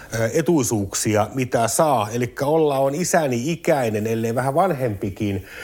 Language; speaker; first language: Finnish; native; Finnish